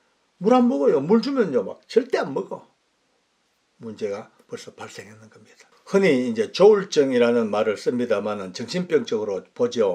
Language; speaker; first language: Korean; native; Korean